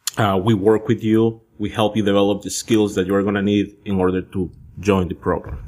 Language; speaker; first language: English; early bilingual, other home language; Spanish